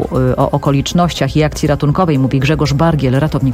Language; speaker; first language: Polish; native; Polish